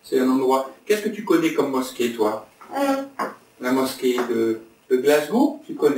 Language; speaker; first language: French; native; French